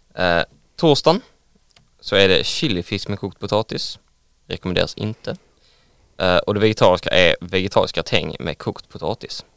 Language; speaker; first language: Swedish; native; Swedish